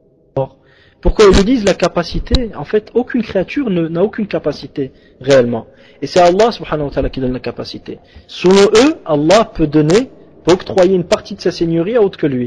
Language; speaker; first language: French; native; French